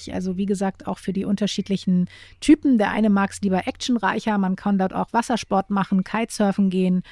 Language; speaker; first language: German; native; German